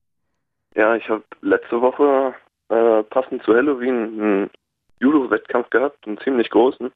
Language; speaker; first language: German; native; German